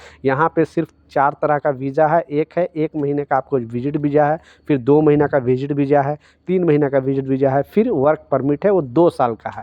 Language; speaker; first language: Hindi; native; Hindi